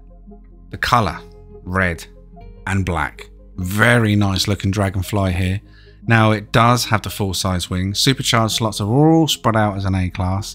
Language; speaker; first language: English; native; English